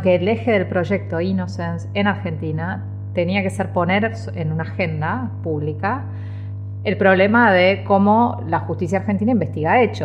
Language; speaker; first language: Spanish; native; Spanish